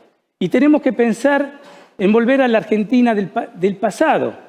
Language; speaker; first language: Spanish; native; Spanish